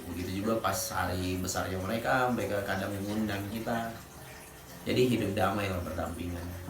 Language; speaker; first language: Indonesian; native; Indonesian